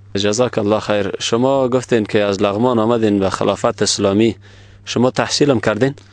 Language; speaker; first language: Persian; native; Persian